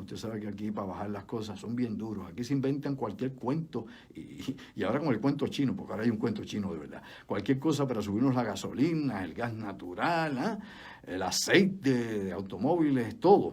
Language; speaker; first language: Spanish; native; Spanish